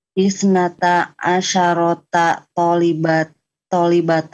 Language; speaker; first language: Arabic; non-native, learner; Indonesian